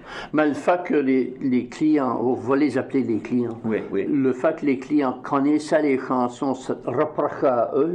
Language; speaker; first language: French; native; French